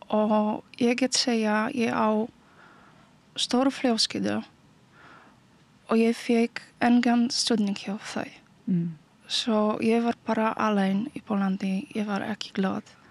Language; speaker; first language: Icelandic; non-native, learner; Polish